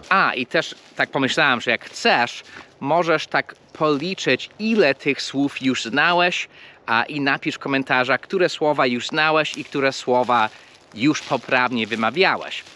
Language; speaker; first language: Polish; non-native, fluent; English